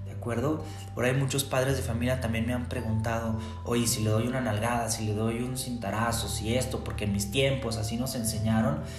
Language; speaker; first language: Spanish; native; Spanish